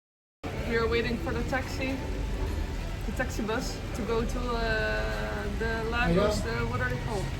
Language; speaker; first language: English; non-native, fluent; Dutch